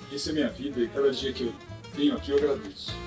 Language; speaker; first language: Portuguese; native; Portuguese